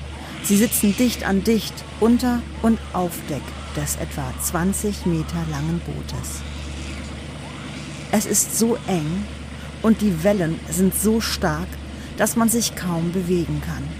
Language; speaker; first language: German; native; German